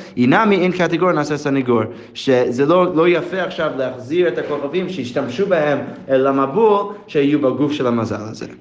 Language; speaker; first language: Hebrew; non-native, fluent; English